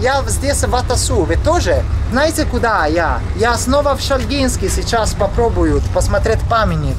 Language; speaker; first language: Russian; non-native, learner; Italian